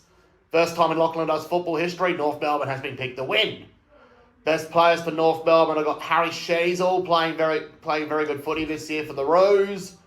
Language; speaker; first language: English; native; English